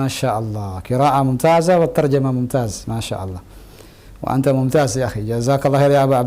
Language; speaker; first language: Indonesian; native; Indonesian